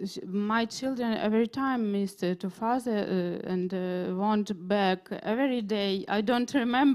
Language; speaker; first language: English; non-native, learner; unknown